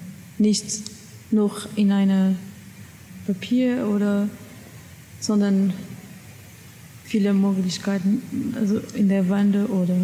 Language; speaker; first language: German; non-native, learner; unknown